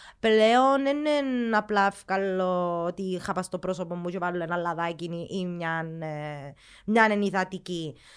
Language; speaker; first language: Greek; early bilingual, heritage; Greek